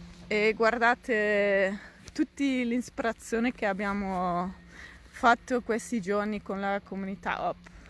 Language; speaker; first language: Italian; non-native, fluent; Dutch